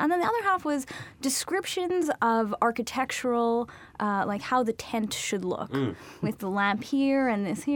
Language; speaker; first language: English; non-native, fluent; Yiddish